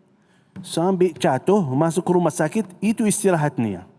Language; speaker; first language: Indonesian; non-native, fluent; Arabic